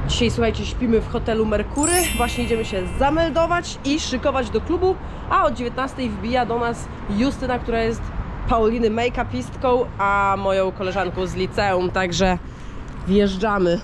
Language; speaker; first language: Polish; native; Polish